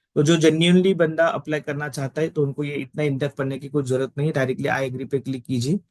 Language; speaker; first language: Hindi; non-native, local second language; Marathi